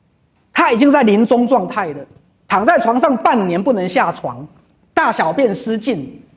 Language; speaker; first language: Chinese; native; Chinese